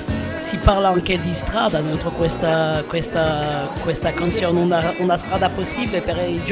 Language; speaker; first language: Italian; non-native, learner; French